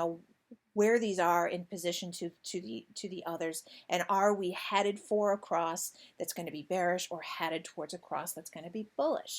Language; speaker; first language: English; native; English